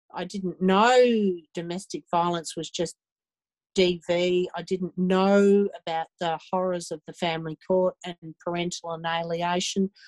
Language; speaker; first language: English; native; English